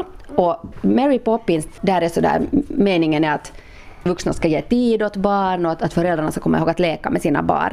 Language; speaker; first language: Swedish; native; Swedish